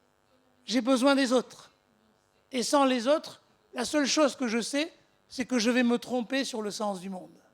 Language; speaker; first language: French; native; French